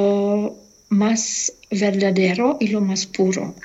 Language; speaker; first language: Spanish; non-native, fluent; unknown